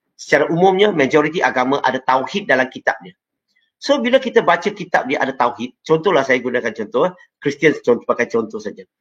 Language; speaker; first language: Malay; non-native, local second language; Chinese